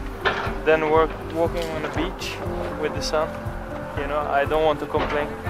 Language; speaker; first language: English; non-native, fluent; Swedish